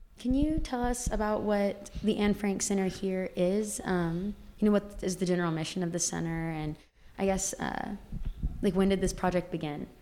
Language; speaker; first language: English; native; English